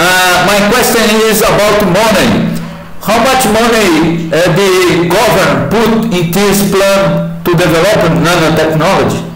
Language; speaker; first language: English; non-native, learner; Portuguese